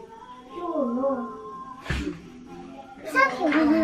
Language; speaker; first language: Japanese; native; Japanese